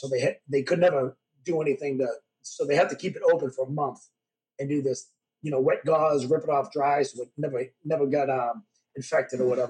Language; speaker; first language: English; native; English